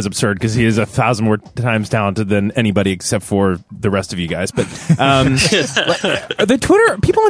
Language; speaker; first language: English; native; English